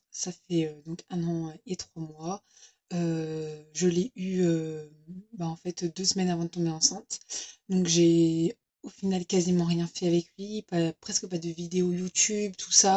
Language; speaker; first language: French; native; French